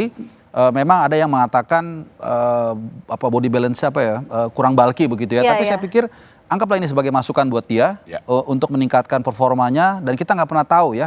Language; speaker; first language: Indonesian; native; Indonesian